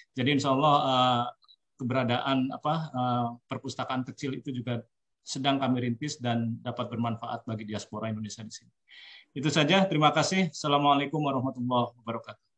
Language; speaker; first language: Indonesian; native; Indonesian